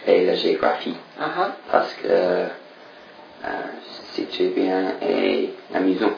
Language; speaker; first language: French; non-native, learner; English